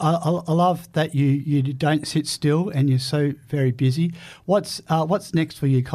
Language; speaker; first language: English; native; English